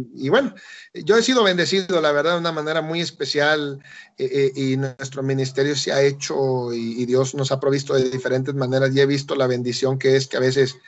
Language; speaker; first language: Spanish; native; Spanish